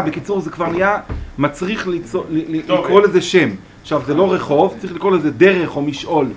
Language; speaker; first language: Hebrew; native; Hebrew